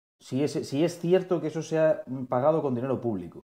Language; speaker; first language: Spanish; native; Spanish